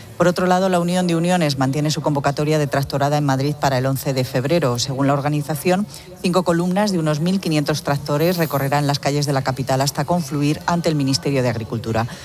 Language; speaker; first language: Spanish; native; Spanish